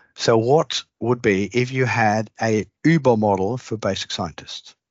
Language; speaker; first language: English; non-native, fluent; Dutch